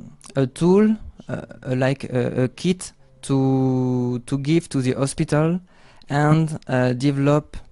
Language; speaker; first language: English; non-native, learner; French